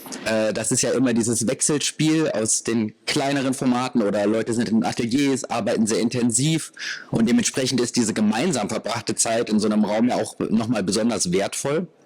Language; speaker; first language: German; native; German